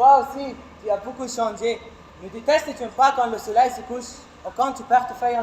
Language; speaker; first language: French; non-native, learner; Arabic